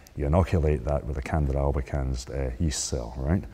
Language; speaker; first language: English; native; English